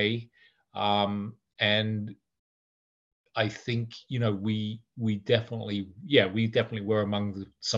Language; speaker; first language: English; native; English